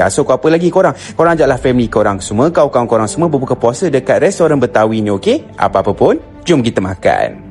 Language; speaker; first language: Malay; native; Malay